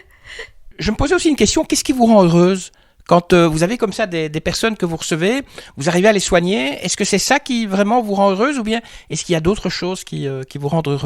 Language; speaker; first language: French; native; French